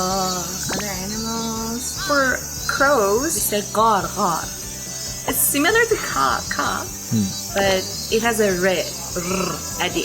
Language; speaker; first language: English; non-native, fluent; Persian